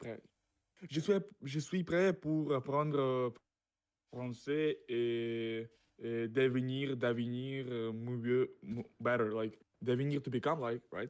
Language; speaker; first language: French; non-native, learner; Russian